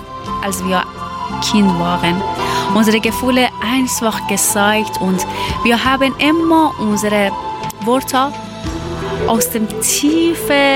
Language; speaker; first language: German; non-native, learner; Persian